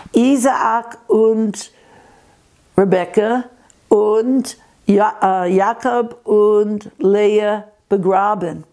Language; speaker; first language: German; non-native, fluent; English